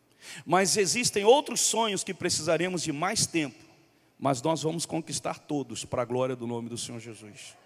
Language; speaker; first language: Portuguese; native; Portuguese